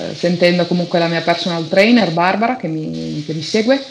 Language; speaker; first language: Italian; native; Italian